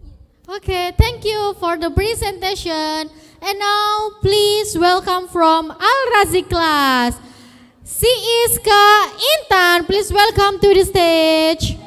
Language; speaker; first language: English; non-native, fluent; Indonesian